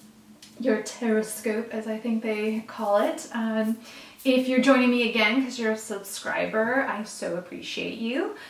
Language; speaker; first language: English; native; English